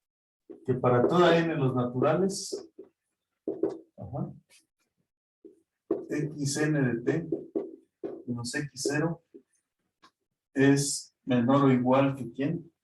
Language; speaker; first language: Spanish; native; Spanish